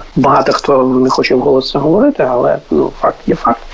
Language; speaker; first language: Ukrainian; non-native, fluent; Russian